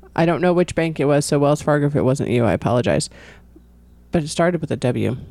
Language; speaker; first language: English; native; English